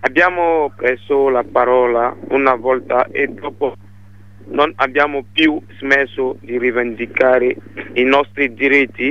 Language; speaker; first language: Italian; non-native, learner; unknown